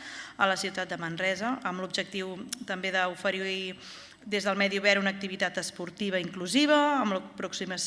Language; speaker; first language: Catalan; native; Catalan